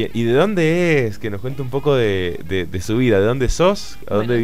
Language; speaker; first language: Spanish; native; Spanish